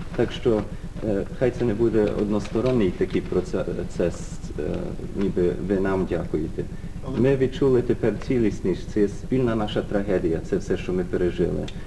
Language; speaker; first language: Ukrainian; early bilingual, heritage; Ukrainian